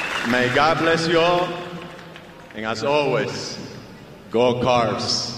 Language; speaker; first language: English; non-native, fluent; Spanish